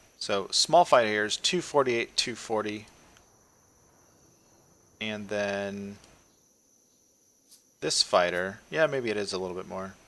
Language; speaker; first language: English; native; English